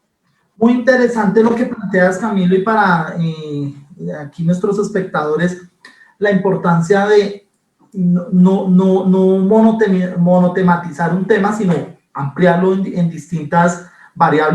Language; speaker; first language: Spanish; native; Spanish